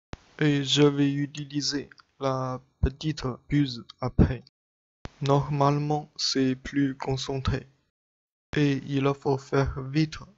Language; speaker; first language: French; non-native, learner; Chinese